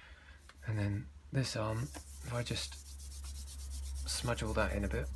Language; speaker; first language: English; native; English